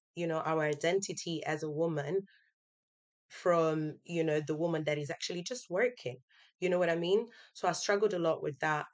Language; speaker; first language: English; non-native, fluent; Italian